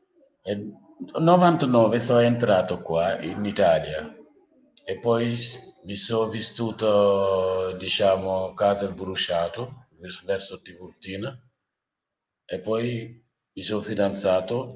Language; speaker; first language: Italian; non-native, learner; Wolof